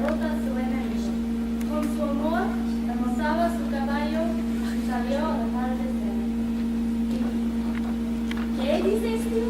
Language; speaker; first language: Spanish; non-native, learner; English